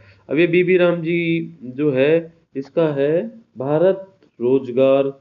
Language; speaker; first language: Hindi; native; Hindi